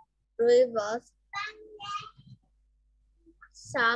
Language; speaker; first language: English; non-native, learner; Vietnamese